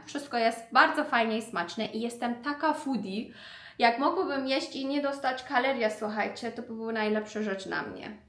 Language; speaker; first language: Polish; non-native, learner; Persian